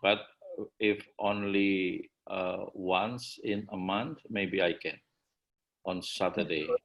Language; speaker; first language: English; non-native, learner; Indonesian